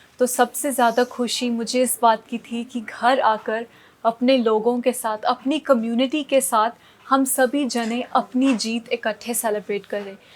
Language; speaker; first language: Hindi; non-native, local second language; Punjabi